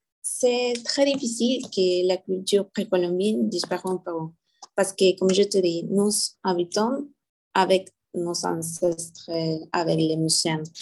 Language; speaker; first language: French; non-native, learner; Spanish